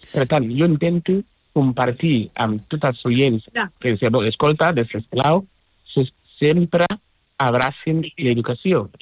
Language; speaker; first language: Catalan; non-native, fluent; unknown